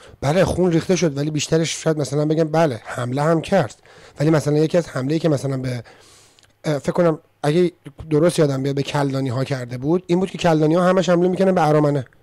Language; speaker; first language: Persian; native; Persian